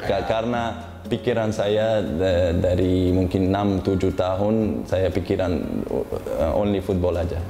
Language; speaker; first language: Indonesian; non-native, learner; Uzbek